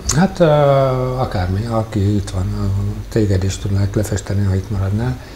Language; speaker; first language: Hungarian; early bilingual, heritage; Hungarian